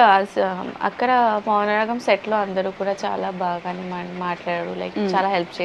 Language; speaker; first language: Telugu; non-native, learner; Bangla